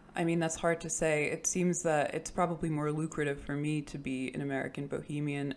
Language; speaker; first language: English; early bilingual, other home language; Russian